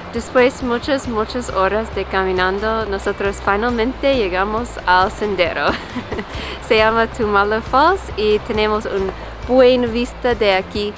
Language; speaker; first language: Spanish; non-native, learner; English